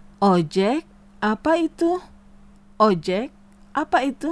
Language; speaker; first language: Indonesian; native; Indonesian